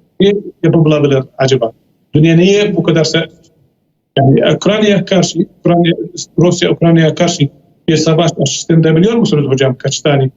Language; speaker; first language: Turkish; non-native, fluent; Arabic